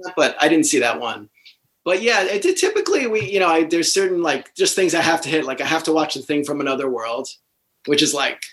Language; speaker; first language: English; native; English